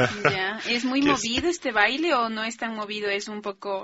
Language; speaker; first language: Spanish; native; Spanish